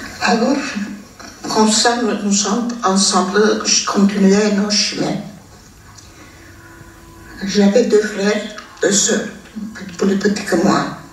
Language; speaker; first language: French; non-native, fluent; Armenian